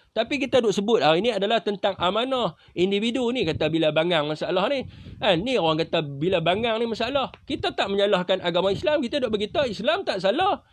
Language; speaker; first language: Malay; native; Malay